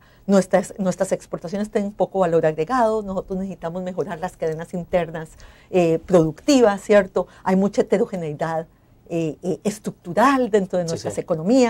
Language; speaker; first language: Spanish; native; Spanish